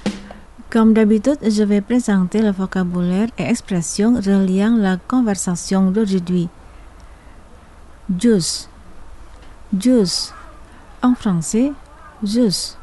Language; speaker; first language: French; non-native, fluent; Indonesian